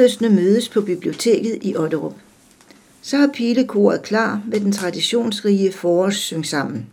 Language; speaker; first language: Danish; native; Danish